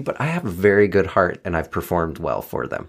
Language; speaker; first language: English; native; English